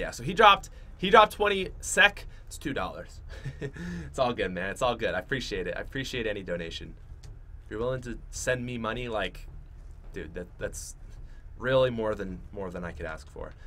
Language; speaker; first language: English; native; English